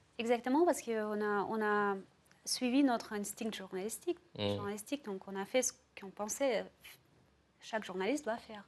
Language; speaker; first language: French; non-native, fluent; Russian